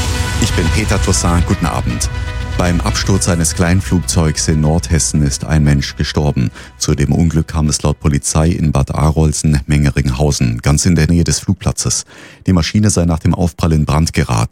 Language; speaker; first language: German; native; German